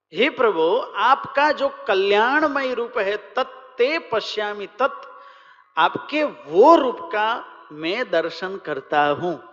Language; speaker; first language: Hindi; non-native, local second language; Gujarati